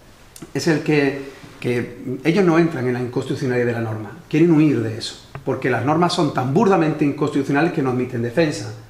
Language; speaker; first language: Spanish; native; Spanish